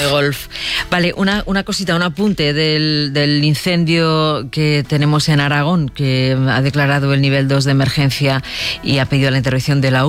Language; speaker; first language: Spanish; native; Spanish